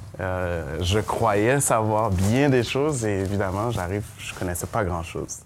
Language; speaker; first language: French; early bilingual, other home language; Haitian Creole